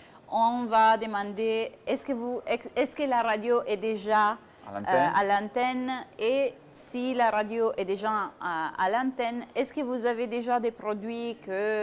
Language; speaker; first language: French; non-native, fluent; Italian